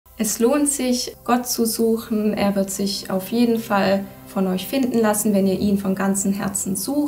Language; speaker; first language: German; early bilingual, other home language; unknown